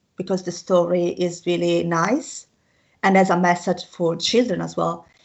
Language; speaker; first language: English; non-native, fluent; Italian